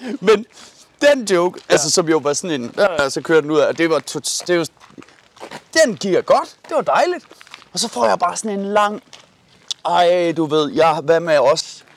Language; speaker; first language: Danish; early bilingual, other home language; Persian